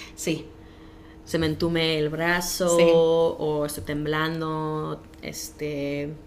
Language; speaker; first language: Spanish; early bilingual, heritage; Spanish